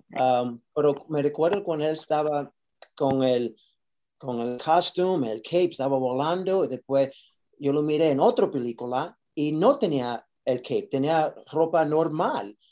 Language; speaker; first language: Spanish; early bilingual, heritage; Spanish